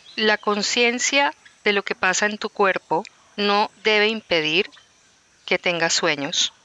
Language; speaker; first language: Spanish; native; Spanish